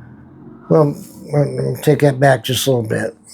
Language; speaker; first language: English; native; English